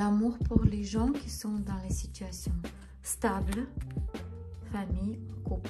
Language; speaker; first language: French; non-native, fluent; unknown